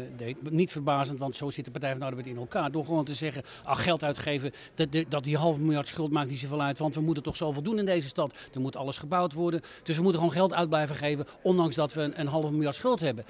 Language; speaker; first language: Dutch; native; Dutch